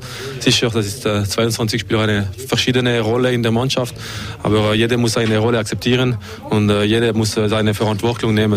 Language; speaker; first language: German; non-native, fluent; French